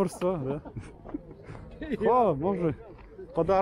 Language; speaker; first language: Serbian; non-native, learner; Russian